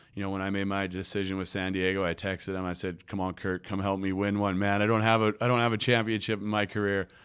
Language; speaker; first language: English; native; English